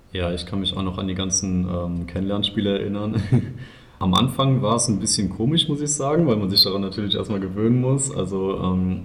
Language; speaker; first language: German; native; German